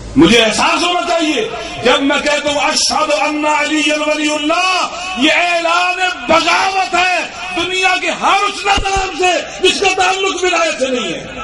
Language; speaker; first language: Urdu; non-native, local second language; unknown